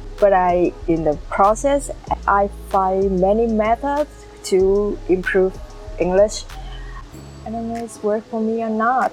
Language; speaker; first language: English; non-native, learner; Vietnamese